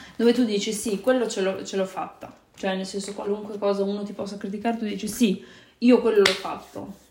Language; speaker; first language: Italian; early bilingual, other home language; Albanian